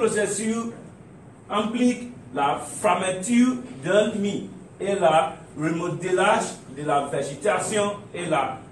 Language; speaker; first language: French; non-native, learner; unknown